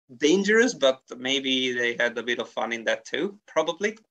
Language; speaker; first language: English; non-native, fluent; Italian